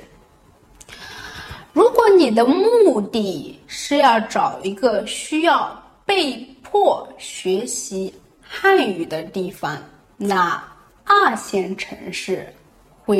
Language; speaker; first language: Chinese; native; Chinese